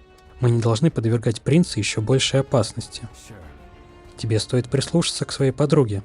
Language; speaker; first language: Russian; native; Russian